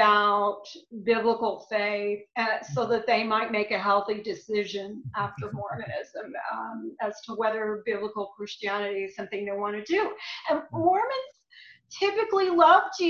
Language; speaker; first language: English; native; English